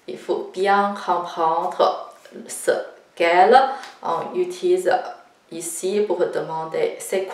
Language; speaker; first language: French; non-native, fluent; Chinese